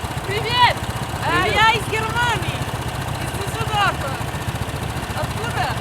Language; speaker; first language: Russian; non-native, learner; German